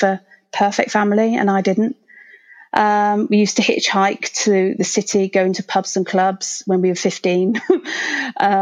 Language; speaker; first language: English; native; English